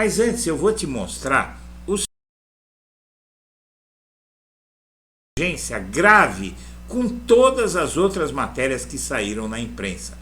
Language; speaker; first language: Portuguese; native; Portuguese